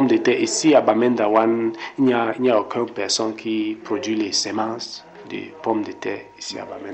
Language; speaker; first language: French; non-native, local second language; English